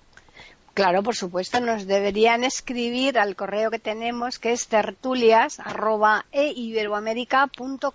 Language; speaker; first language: Spanish; native; Spanish